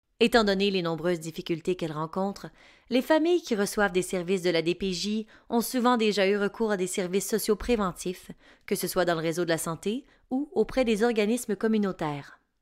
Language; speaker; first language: French; native; French